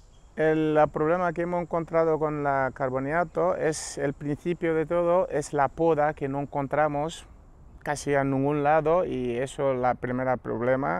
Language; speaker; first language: Spanish; non-native, learner; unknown